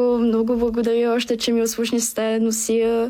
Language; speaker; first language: Bulgarian; early bilingual, heritage; Bulgarian